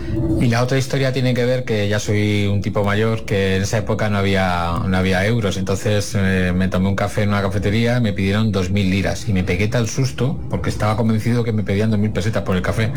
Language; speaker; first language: Spanish; native; Spanish